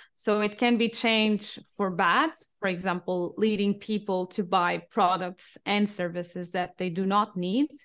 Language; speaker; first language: English; non-native, fluent; Portuguese